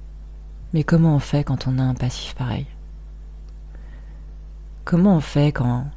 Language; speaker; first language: French; native; French